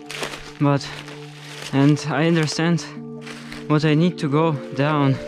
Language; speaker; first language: English; non-native, learner; Russian